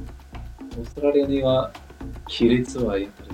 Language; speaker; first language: Japanese; non-native, learner; English